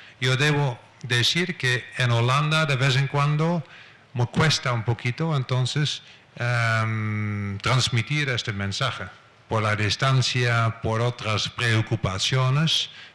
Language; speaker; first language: Spanish; non-native, fluent; Dutch